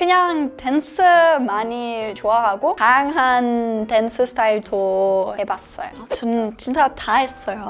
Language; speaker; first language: Korean; non-native, fluent; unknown